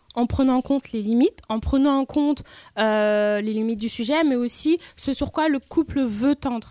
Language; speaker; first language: French; native; French